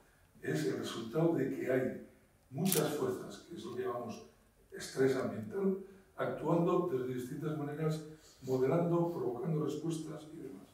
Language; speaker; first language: Spanish; native; Spanish